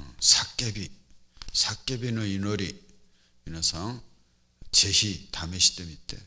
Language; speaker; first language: Japanese; non-native, fluent; Korean